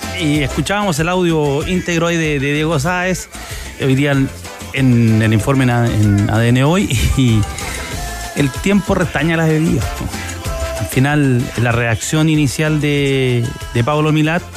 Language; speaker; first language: Spanish; native; Spanish